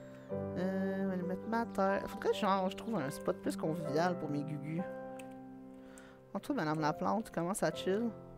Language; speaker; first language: French; native; French